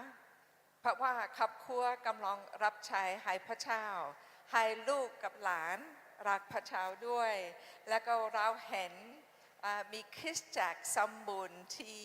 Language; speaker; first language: Thai; non-native, fluent; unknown